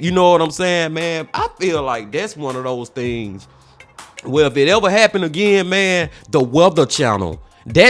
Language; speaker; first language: English; native; English